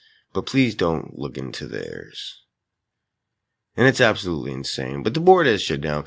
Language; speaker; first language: English; native; English